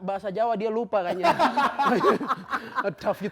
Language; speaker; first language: Indonesian; native; Indonesian